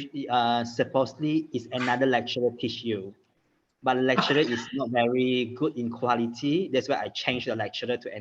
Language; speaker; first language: English; non-native, fluent; Malay